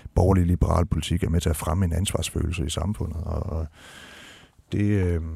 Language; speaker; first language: Danish; native; Danish